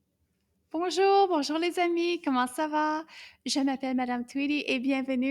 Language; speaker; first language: French; non-native, fluent; English